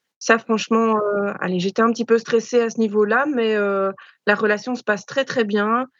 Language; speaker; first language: French; native; French